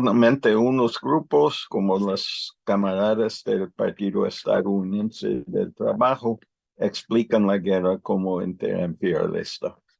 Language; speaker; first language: Spanish; non-native, learner; English